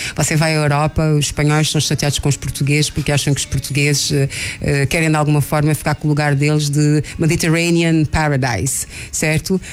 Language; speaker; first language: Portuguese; non-native, local second language; Kabuverdianu